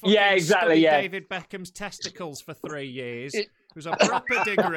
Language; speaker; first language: English; native; English